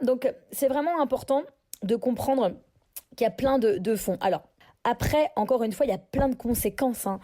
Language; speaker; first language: French; native; French